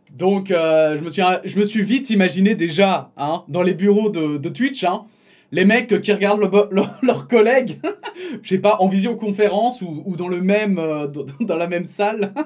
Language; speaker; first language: French; native; French